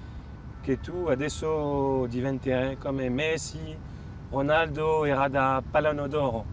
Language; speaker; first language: Italian; non-native, fluent; French